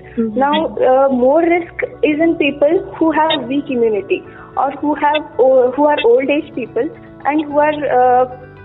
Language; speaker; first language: English; non-native, local second language; Kannada